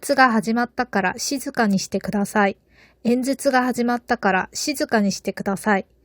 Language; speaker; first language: Japanese; non-native, fluent; Korean